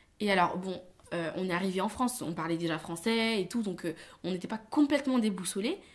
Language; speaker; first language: French; early bilingual, other home language; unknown